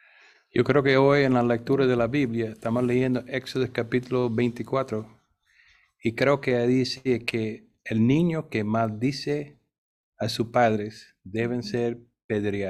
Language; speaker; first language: Spanish; non-native, fluent; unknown